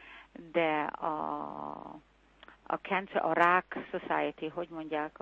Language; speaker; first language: Hungarian; early bilingual, heritage; Hungarian